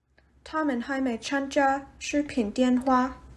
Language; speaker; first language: Chinese; non-native, learner; English